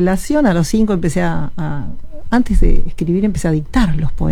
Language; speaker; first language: Spanish; native; Spanish